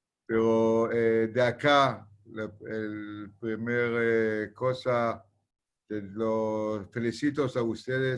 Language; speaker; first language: Spanish; early bilingual, heritage; Spanish